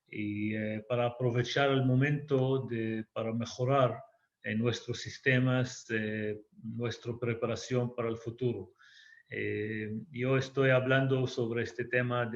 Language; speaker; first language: Spanish; non-native, fluent; Hebrew